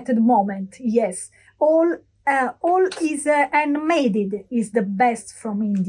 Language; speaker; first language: English; non-native, learner; Italian